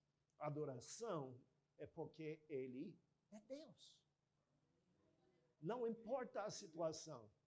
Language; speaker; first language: Portuguese; non-native, fluent; English